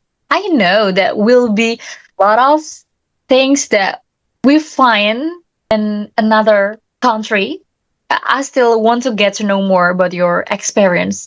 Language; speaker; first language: English; non-native, learner; Indonesian